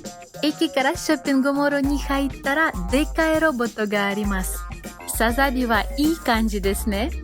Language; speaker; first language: Japanese; non-native, learner; Russian